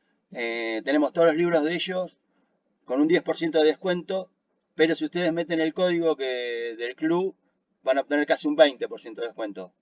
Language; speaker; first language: Spanish; native; Spanish